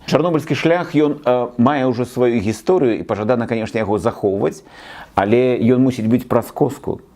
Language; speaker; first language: Belarusian; native; Belarusian